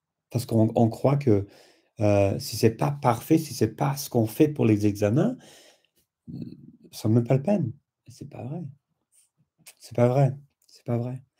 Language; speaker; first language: French; non-native, fluent; English